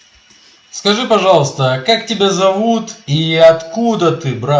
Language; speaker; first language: Russian; native; Russian